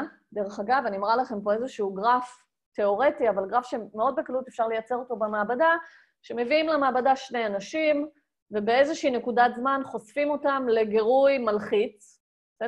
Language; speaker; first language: Hebrew; native; Hebrew